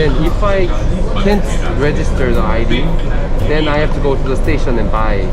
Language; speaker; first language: English; non-native, learner; Korean